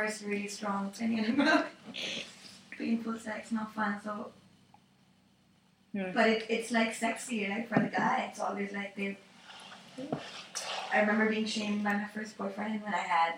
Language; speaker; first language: English; non-native, local second language; Urdu